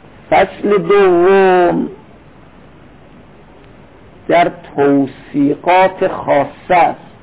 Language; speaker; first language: Persian; native; Persian